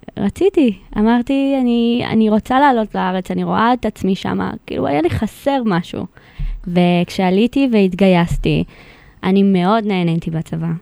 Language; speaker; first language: Hebrew; non-native, fluent; Spanish